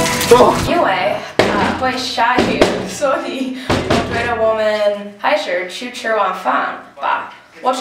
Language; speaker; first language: Chinese; non-native, learner; English